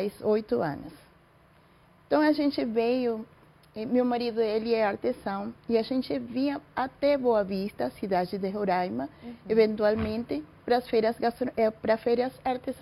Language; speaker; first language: Portuguese; non-native, fluent; Spanish